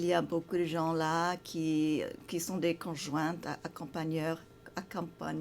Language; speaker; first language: French; non-native, fluent; English